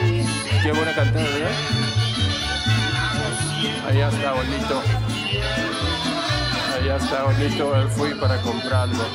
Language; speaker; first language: Spanish; non-native, learner; Amharic